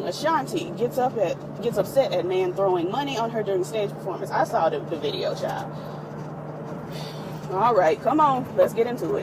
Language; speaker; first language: English; native; English